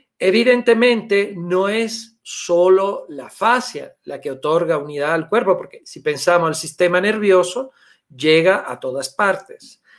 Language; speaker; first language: Spanish; non-native, fluent; Italian